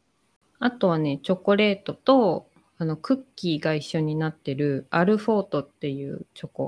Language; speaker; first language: Japanese; native; Japanese